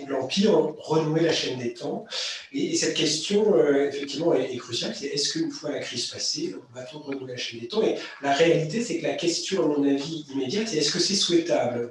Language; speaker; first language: French; native; French